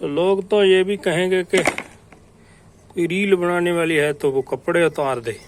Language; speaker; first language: Urdu; non-native, local second language; Punjabi